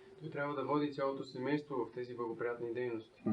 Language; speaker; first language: Bulgarian; native; Bulgarian